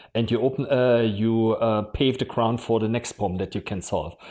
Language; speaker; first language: English; non-native, fluent; German